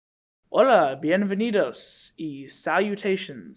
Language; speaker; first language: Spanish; non-native, learner; English